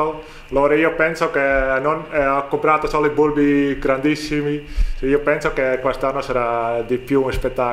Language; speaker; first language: Italian; non-native, learner; Dutch